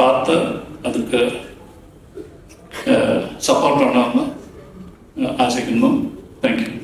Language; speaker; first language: Tamil; non-native, learner; Malayalam